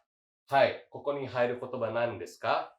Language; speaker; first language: Japanese; non-native, fluent; Indonesian